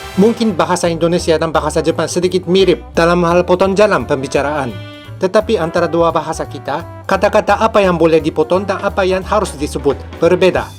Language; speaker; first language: Indonesian; non-native, fluent; Japanese